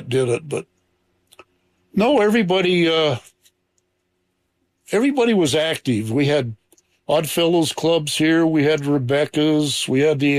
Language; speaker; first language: English; native; English